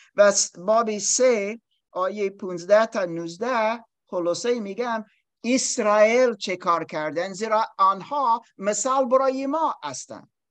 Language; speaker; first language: Persian; non-native, learner; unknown